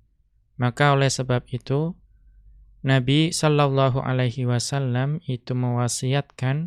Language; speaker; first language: Indonesian; native; Indonesian